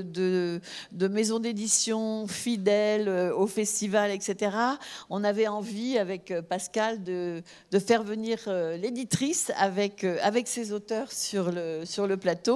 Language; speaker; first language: French; native; French